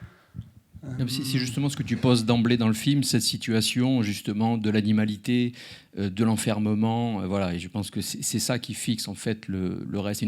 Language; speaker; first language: French; native; French